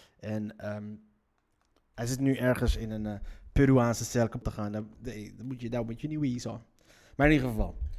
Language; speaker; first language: Dutch; early bilingual, other home language; Riffian